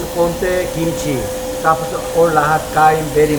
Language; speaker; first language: Filipino; non-native, learner; Korean